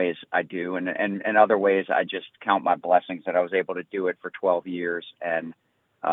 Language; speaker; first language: English; native; English